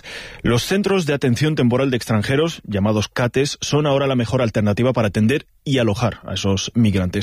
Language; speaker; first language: Spanish; native; Spanish